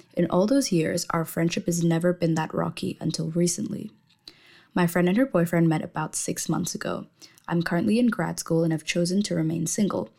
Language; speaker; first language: English; non-native, fluent; Indonesian